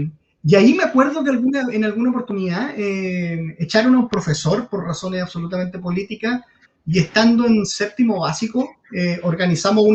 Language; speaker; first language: Spanish; native; Spanish